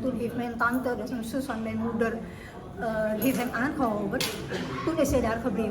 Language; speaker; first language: Dutch; early bilingual, heritage; Indonesian